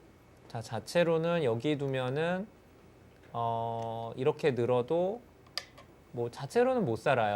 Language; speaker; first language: Korean; native; Korean